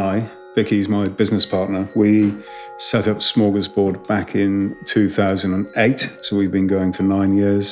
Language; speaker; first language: English; native; English